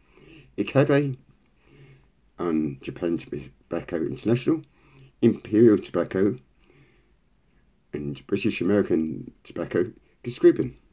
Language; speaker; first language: German; non-native, learner; English